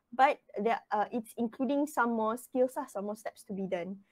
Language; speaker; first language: English; non-native, local second language; Malay